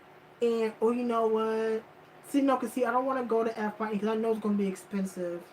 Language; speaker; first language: English; native; English